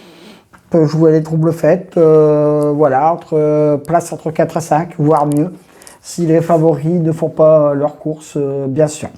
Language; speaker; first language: French; native; French